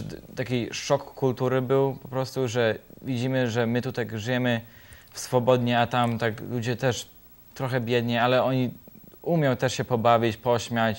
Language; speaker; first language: Polish; early bilingual, heritage; Polish